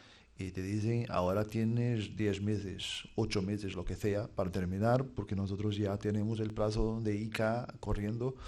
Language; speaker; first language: Spanish; non-native, fluent; Portuguese